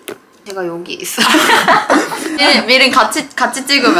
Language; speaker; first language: Korean; non-native, learner; Vietnamese